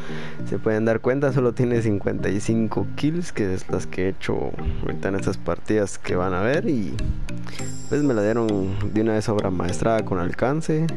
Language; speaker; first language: Spanish; native; Spanish